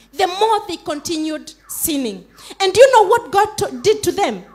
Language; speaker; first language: English; non-native, local second language; Swahili